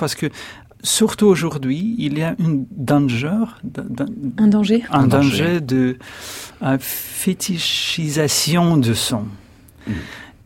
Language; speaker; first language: French; non-native, fluent; Russian